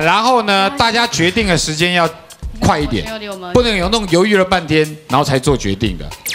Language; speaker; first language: Chinese; native; Chinese